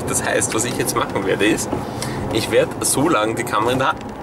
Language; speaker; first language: German; native; German